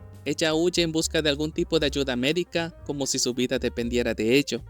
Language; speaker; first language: Spanish; native; Spanish